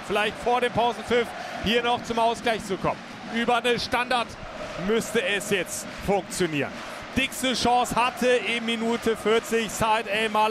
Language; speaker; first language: German; native; German